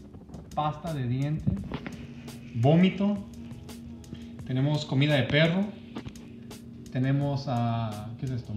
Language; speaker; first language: Spanish; early bilingual, other home language; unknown